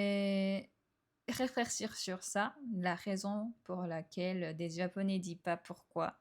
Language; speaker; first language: French; non-native, fluent; Japanese